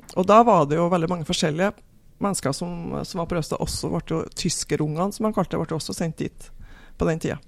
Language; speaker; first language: Norwegian; native; Norwegian